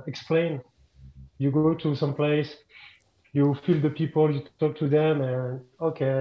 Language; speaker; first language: English; non-native, fluent; French